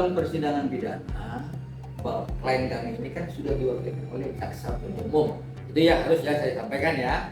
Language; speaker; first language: Indonesian; native; Indonesian